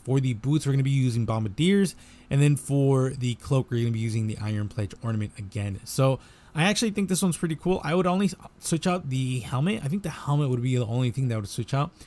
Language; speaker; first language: English; native; English